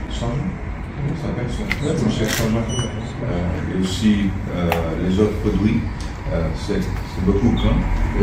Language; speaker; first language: French; non-native, learner; Portuguese